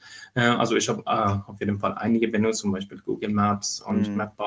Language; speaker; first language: German; non-native, fluent; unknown